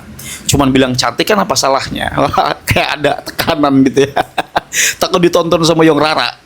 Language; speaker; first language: Indonesian; native; Indonesian